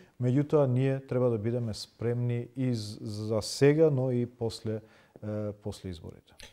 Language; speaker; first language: Macedonian; non-native, local second language; Albanian